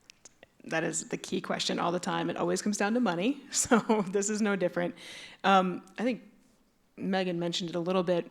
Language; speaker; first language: English; native; English